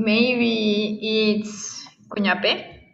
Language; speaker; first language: English; non-native, learner; Spanish